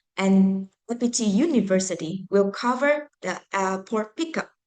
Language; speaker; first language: English; non-native, fluent; Vietnamese